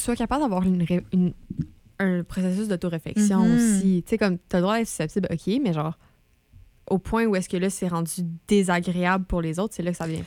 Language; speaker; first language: French; native; French